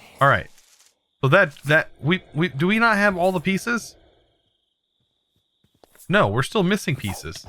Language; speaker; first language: English; native; English